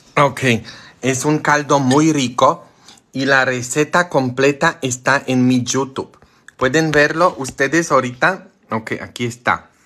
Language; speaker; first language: Spanish; non-native, fluent; Polish